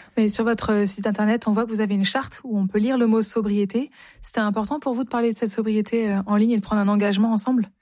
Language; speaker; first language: French; native; French